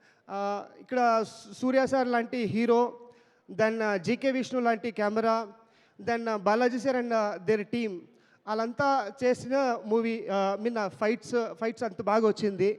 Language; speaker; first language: Telugu; non-native, local second language; Kannada